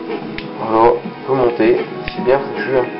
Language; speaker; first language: French; native; French